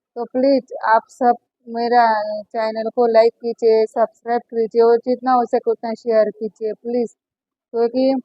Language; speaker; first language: Hindi; non-native, local second language; Marathi